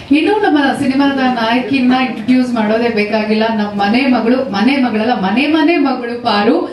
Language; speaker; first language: Kannada; native; Kannada